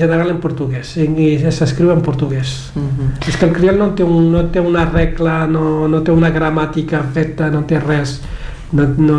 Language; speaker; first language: Catalan; non-native, fluent; Kabuverdianu